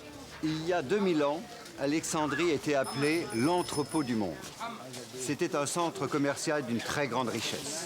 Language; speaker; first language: French; native; French